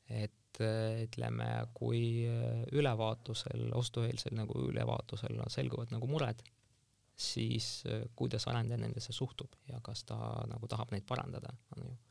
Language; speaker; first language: Estonian; non-native, local second language; Russian